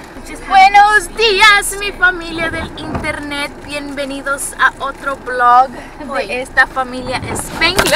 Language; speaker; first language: Spanish; early bilingual, heritage; Spanish